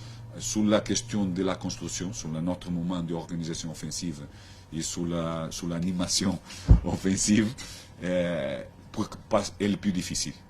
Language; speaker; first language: French; non-native, learner; Portuguese